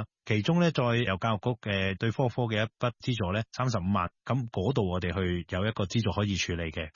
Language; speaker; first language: Cantonese; native; Cantonese